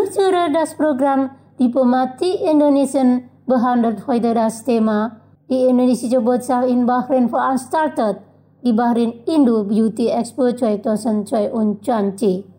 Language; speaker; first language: German; non-native, fluent; Indonesian